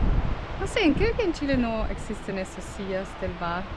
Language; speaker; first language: Spanish; non-native, fluent; German